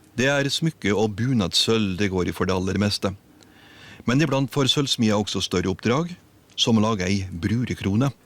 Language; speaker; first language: Norwegian; native; Norwegian